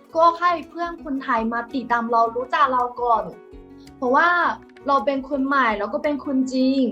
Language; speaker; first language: Thai; non-native, fluent; Chinese